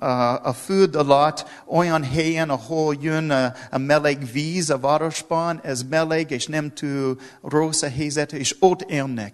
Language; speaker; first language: Hungarian; non-native, learner; English